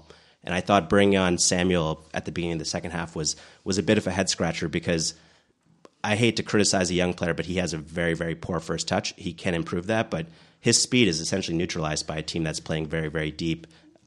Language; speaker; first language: English; native; English